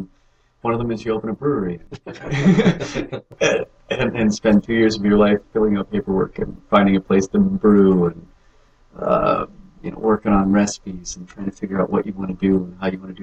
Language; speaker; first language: English; native; English